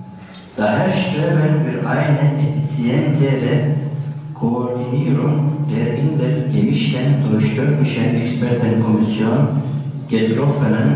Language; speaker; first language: German; non-native, learner; Turkish